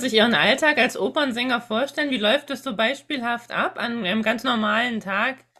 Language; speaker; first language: German; native; German